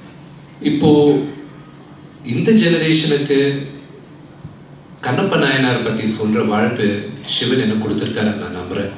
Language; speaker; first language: Tamil; non-native, local second language; Telugu